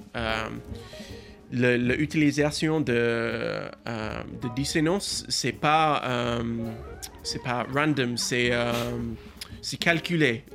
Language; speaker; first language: French; non-native, learner; English